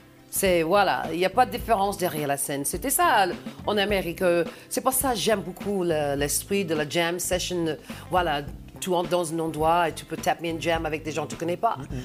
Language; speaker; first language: French; non-native, fluent; English